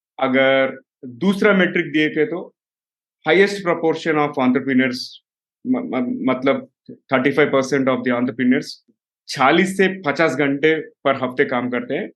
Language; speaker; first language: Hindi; non-native, local second language; Telugu